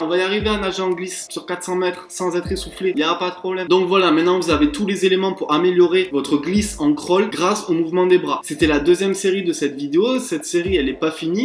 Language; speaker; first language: French; native; French